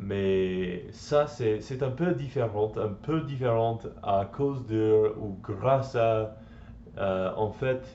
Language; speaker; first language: French; non-native, learner; English